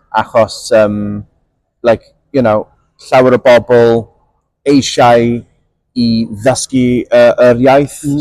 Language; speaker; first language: Welsh; non-native, local second language; English